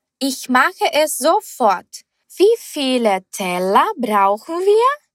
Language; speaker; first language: German; non-native, fluent; Portuguese